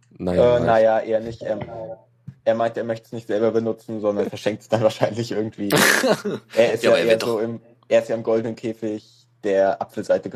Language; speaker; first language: German; native; German